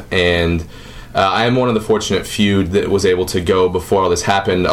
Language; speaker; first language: English; native; English